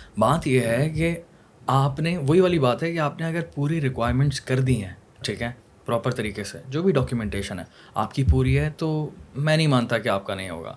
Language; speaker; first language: Urdu; native; Urdu